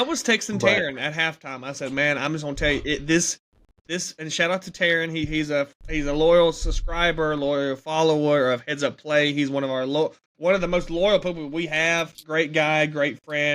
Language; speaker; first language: English; native; English